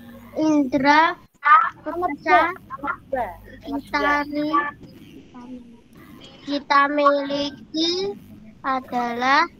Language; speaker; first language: Indonesian; native; Indonesian